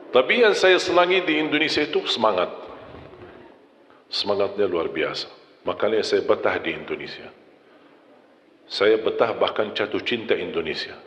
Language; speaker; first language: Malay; non-native, fluent; Arabic